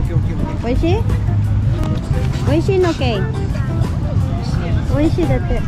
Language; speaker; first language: Japanese; non-native, learner; Filipino